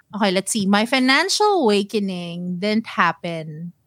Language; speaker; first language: English; non-native, local second language; Filipino